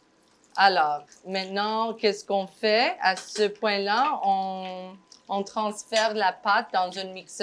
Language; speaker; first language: French; non-native, fluent; English